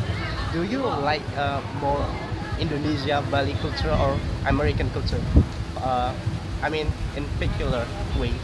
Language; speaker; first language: English; non-native, learner; Indonesian